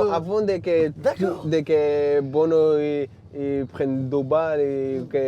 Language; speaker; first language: French; non-native, learner; Spanish